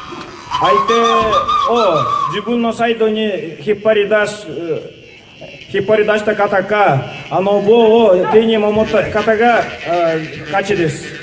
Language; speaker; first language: Japanese; non-native, fluent; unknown